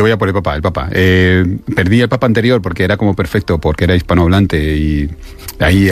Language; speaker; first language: Spanish; native; Spanish